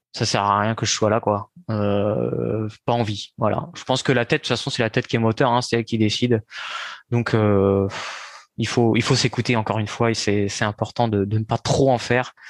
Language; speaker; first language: French; native; French